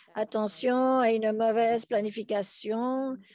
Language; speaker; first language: French; non-native, fluent; English